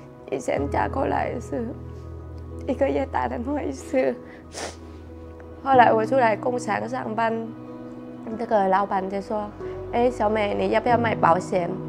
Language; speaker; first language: Chinese; non-native, fluent; Vietnamese